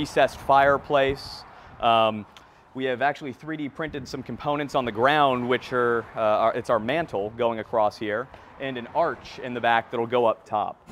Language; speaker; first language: English; native; English